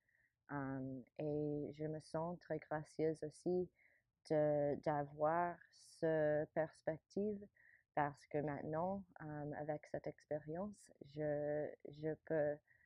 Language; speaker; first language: French; non-native, learner; English